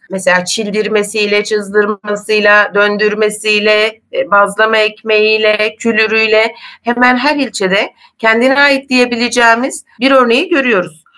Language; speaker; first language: Turkish; native; Turkish